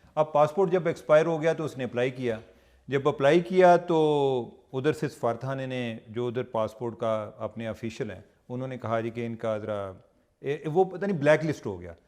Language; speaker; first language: Urdu; non-native, local second language; Punjabi